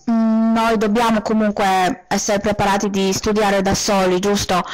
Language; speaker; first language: Italian; non-native, fluent; Polish